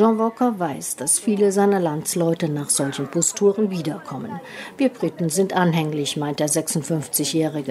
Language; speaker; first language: German; native; German